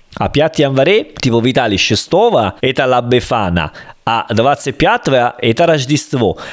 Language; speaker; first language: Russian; non-native, learner; Italian